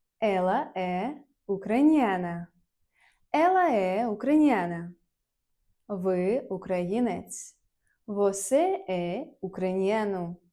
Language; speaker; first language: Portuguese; non-native, fluent; Ukrainian